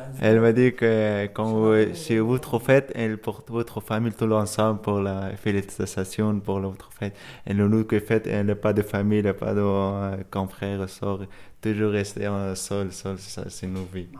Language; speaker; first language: French; non-native, learner; Persian